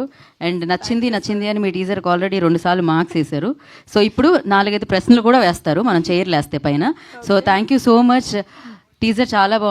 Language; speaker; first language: Telugu; native; Telugu